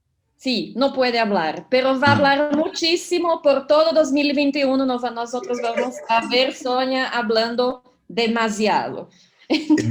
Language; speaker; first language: Spanish; non-native, fluent; Portuguese